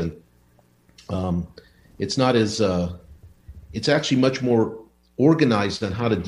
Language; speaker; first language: English; early bilingual, other home language; Spanish